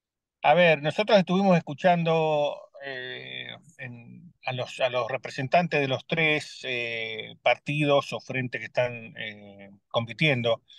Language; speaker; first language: Spanish; native; Spanish